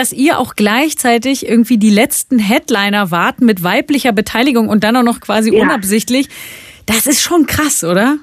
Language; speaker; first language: German; native; German